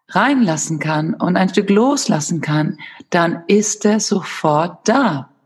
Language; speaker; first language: German; non-native, fluent; Swedish